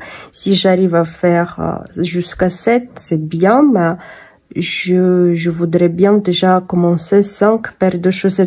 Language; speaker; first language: French; non-native, fluent; Russian